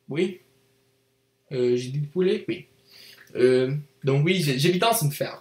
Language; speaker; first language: French; non-native, learner; English